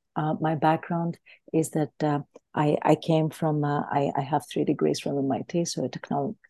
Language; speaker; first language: English; non-native, fluent; Greek